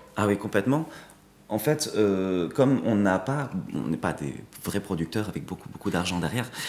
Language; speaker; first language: French; native; French